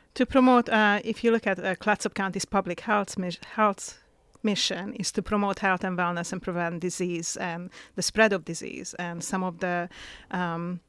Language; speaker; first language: English; non-native, fluent; Hungarian